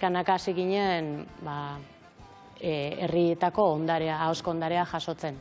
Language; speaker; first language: Basque; native; Basque